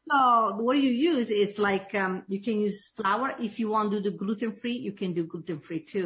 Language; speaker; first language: English; non-native, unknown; Italian